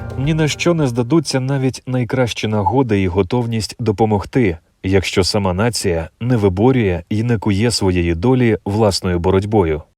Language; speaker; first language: Ukrainian; native; Ukrainian